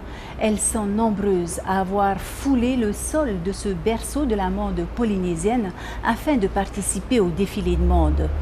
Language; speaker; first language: French; native; French